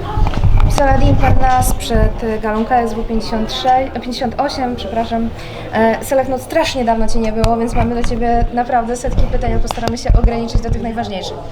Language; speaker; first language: Polish; native; Polish